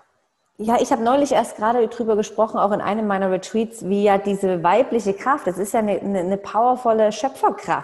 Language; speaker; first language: German; native; German